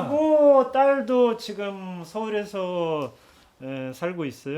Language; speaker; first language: Korean; non-native, fluent; Russian